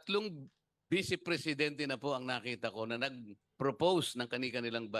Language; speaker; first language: Filipino; native; Filipino